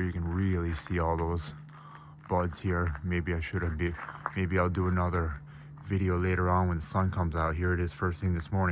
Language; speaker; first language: English; native; English